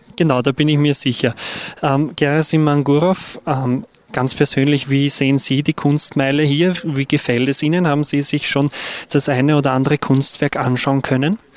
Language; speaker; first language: German; native; German